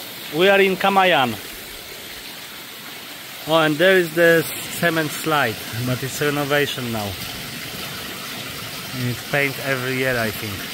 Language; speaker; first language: English; non-native, learner; Polish